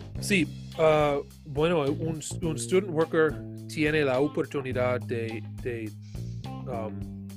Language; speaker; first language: Spanish; non-native, learner; English